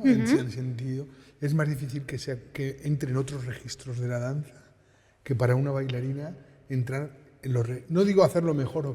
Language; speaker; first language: Spanish; native; Spanish